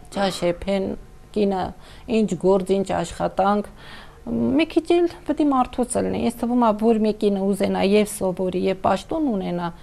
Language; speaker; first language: Armenian; non-native, local second language; Kurdish